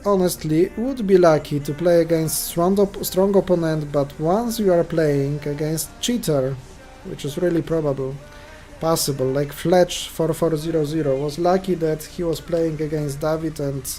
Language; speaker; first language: English; non-native, fluent; Polish